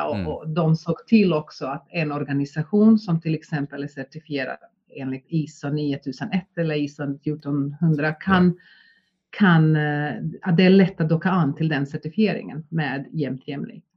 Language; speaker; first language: Swedish; native; Swedish